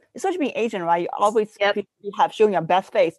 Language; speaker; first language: English; early bilingual, other home language; Chinese